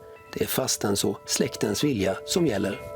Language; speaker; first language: Swedish; native; Swedish